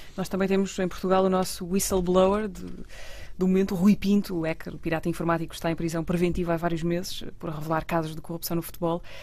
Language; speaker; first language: Portuguese; native; Portuguese